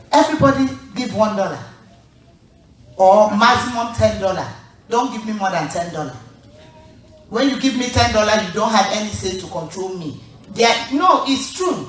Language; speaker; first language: English; non-native, local second language; Igbo